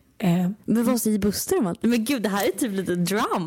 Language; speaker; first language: Swedish; native; Swedish